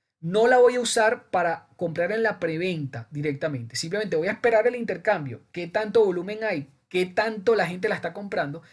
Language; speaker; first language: Spanish; native; Spanish